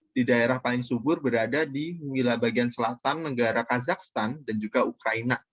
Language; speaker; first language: Indonesian; native; Indonesian